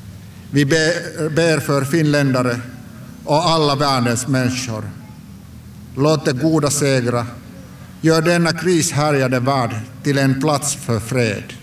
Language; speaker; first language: Swedish; non-native, local second language; Finnish